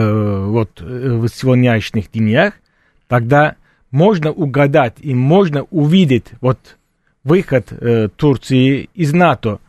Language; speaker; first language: Russian; non-native, fluent; Turkish